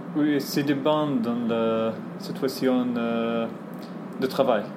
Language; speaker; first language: French; non-native, fluent; Arabic